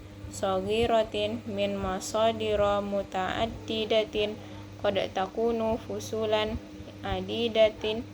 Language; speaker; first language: Arabic; non-native, learner; Indonesian